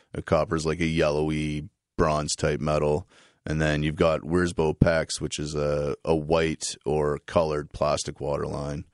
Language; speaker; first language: English; native; English